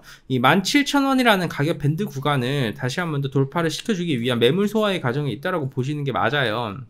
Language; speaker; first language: Korean; native; Korean